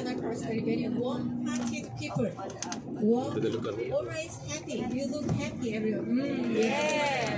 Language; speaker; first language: English; non-native, learner; Korean